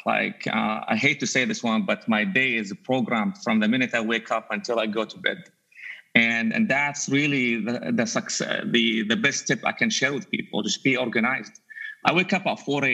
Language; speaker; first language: English; non-native, fluent; Arabic